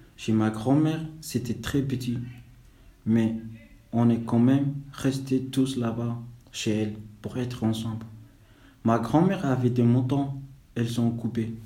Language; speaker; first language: French; non-native, fluent; Somali